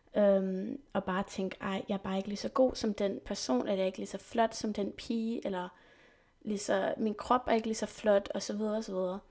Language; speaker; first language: Danish; non-native, fluent; French